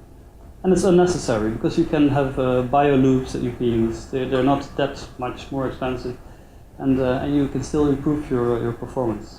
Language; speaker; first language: English; non-native, fluent; Dutch